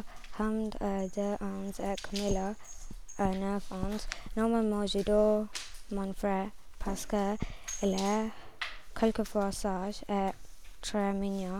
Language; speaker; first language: French; non-native, learner; English